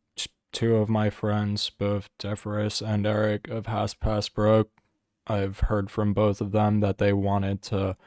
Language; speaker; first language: English; native; English